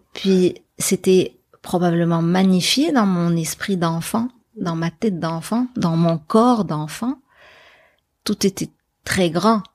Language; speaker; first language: French; non-native, local second language; Arabic